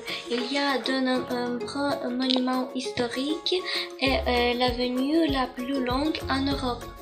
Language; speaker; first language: French; non-native, learner; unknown